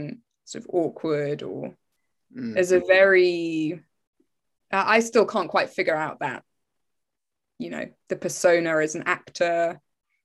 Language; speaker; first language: English; native; English